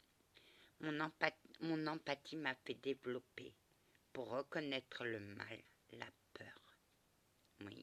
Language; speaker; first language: French; early bilingual, other home language; Portuguese